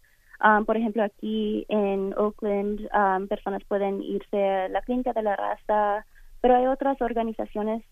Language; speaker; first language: Spanish; early bilingual, heritage; Spanish